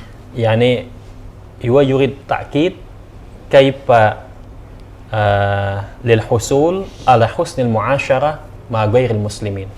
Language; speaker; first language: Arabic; non-native, learner; Indonesian